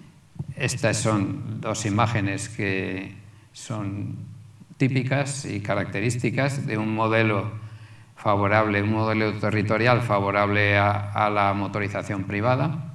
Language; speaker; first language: Spanish; native; Spanish